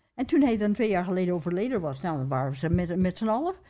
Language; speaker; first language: Dutch; non-native, fluent; English